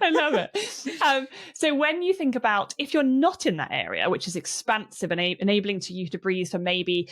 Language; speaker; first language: English; native; English